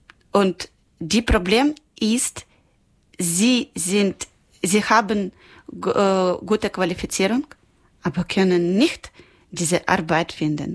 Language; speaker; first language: German; non-native, learner; Ukrainian